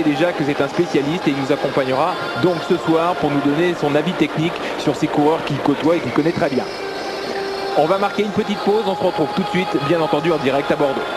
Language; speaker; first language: French; native; French